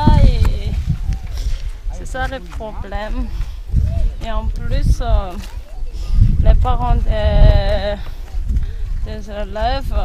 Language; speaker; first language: French; non-native, local second language; Malagasy